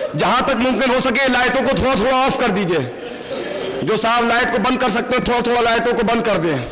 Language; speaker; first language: Urdu; native; Urdu